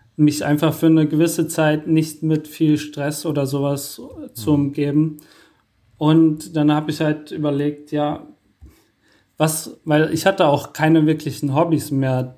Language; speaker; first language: German; native; German